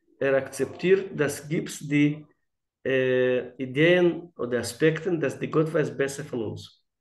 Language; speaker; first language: German; non-native, fluent; Russian